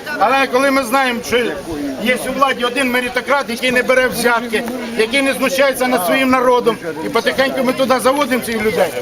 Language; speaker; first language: Ukrainian; native; Ukrainian